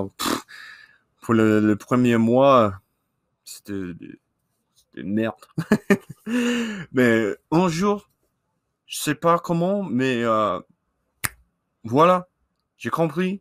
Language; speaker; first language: French; non-native, learner; English